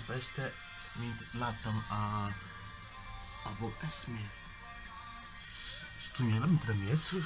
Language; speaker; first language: Hungarian; non-native, learner; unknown